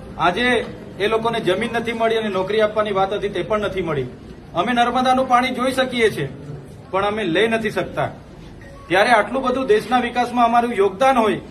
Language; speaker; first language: Gujarati; non-native, local second language; Vasavi